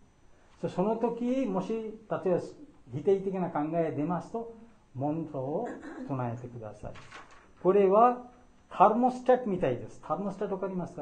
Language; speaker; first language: Japanese; non-native, fluent; Bangla